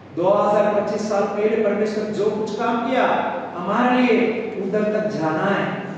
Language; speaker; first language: Hindi; non-native, local second language; Telugu